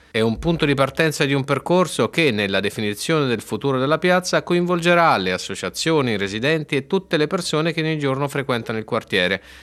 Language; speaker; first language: Italian; native; Italian